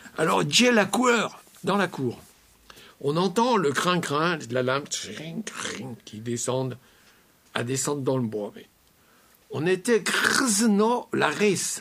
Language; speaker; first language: French; native; French